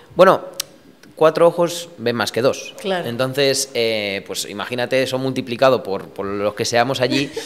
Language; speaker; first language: Spanish; early bilingual, other home language; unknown